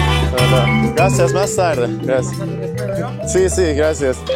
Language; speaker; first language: Spanish; non-native, learner; Persian